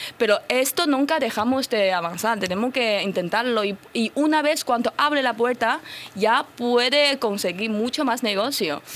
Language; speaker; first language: Spanish; non-native, fluent; Chinese